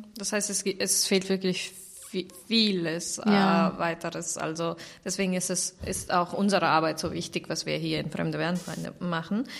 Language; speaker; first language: German; non-native, fluent; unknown